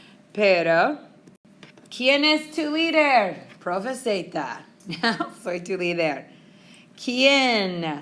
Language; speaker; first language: Spanish; non-native, fluent; English